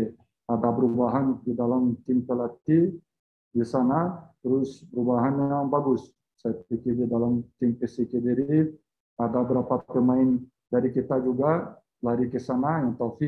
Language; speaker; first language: Indonesian; non-native, fluent; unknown